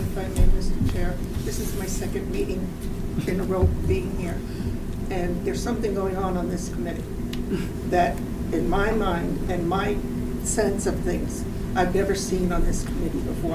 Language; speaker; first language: English; native; English